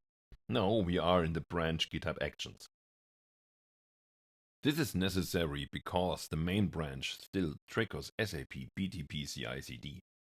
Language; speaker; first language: English; non-native, fluent; German